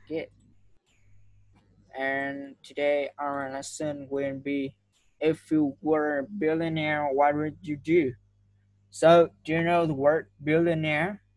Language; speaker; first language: English; non-native, fluent; Vietnamese